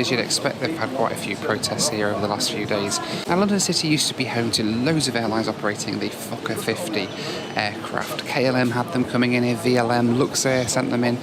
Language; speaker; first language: English; native; English